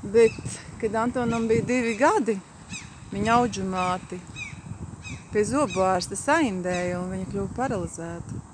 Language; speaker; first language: Latvian; native; Latvian